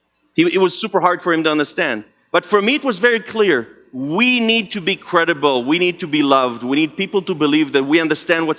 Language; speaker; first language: English; non-native, fluent; Hebrew